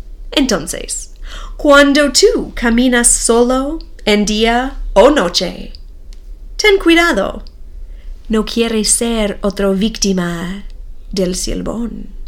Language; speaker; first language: Spanish; non-native, fluent; English